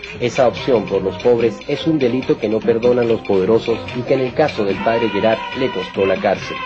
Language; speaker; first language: Spanish; native; Spanish